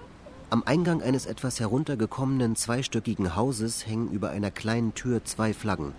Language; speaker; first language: German; native; German